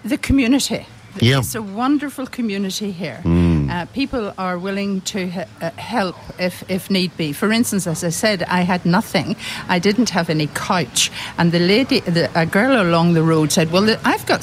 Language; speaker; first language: English; native; English